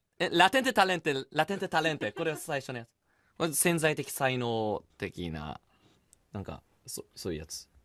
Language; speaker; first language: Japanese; early bilingual, heritage; Japanese